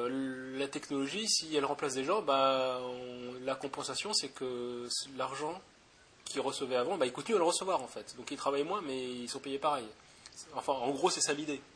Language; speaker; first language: French; native; French